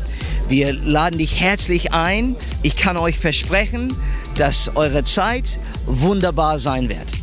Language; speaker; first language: German; non-native, learner; English